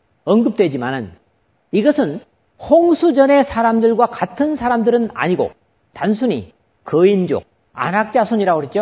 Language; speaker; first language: Korean; native; Korean